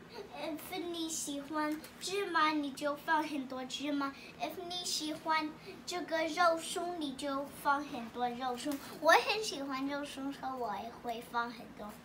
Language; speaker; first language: Chinese; early bilingual, heritage; Chinese